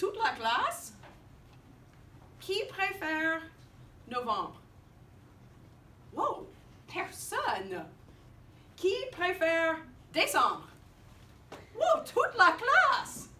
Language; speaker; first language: French; non-native, fluent; English